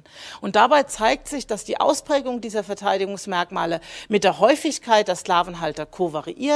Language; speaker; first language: German; native; German